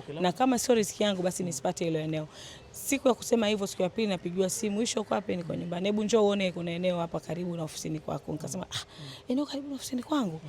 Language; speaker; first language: Swahili; native; Swahili